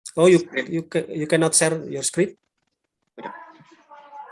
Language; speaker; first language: English; non-native, learner; Indonesian